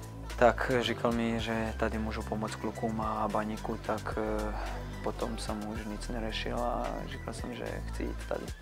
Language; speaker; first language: Czech; non-native, fluent; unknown